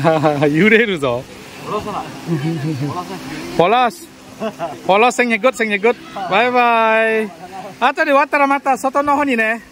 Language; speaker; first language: Japanese; non-native, fluent; Balinese